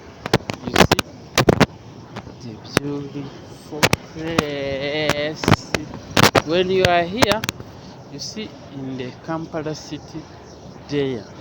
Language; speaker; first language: English; non-native, learner; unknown